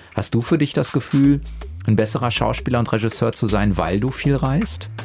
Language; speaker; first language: German; native; German